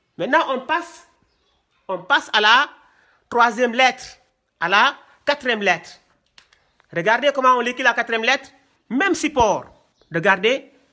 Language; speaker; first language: French; non-native, local second language; Wolof